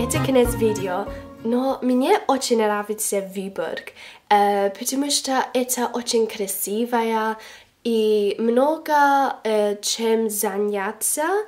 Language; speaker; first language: Russian; non-native, learner; English